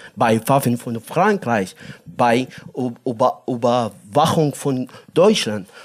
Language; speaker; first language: German; non-native, learner; Arabic